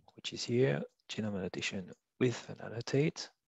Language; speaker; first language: English; non-native, fluent; French